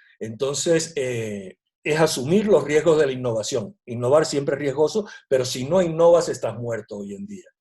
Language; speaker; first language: Spanish; native; Spanish